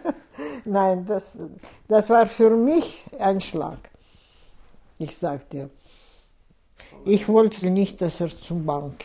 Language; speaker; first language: German; non-native, fluent; Russian